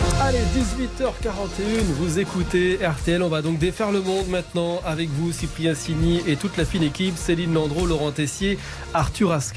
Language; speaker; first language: French; native; French